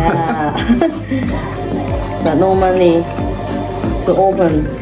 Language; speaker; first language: English; non-native, learner; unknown